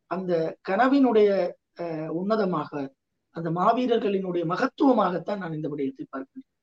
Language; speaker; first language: Tamil; native; Tamil